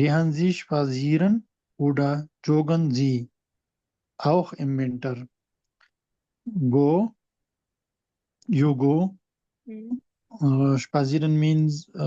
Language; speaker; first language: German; non-native, learner; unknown